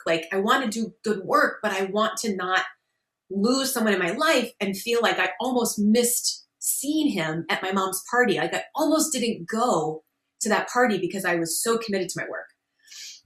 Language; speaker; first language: English; native; English